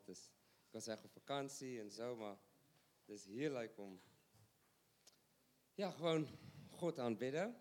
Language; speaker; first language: Dutch; non-native, learner; English